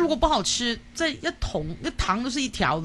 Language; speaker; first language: Chinese; non-native, local second language; Cantonese